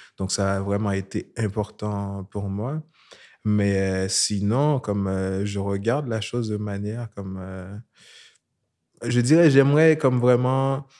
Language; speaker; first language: French; non-native, local second language; Haitian Creole